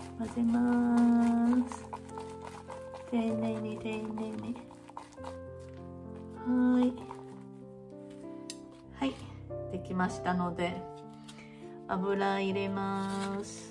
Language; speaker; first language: Japanese; non-native, fluent; Chinese